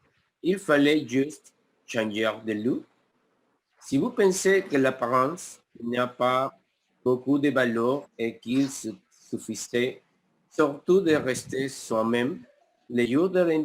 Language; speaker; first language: French; non-native, learner; Spanish